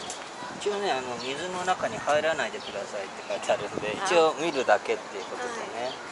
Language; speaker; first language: Japanese; native; Japanese